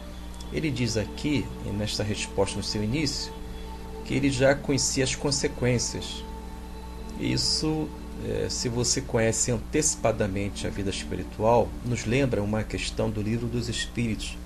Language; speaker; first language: Portuguese; native; Portuguese